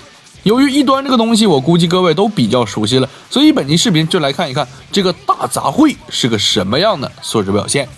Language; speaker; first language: Chinese; native; Chinese